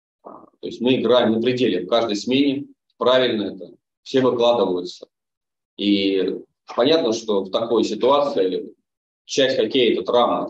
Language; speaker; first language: Russian; native; Russian